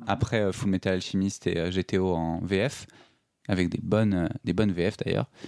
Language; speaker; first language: French; native; French